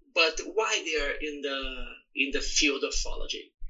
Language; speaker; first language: English; non-native, learner; Portuguese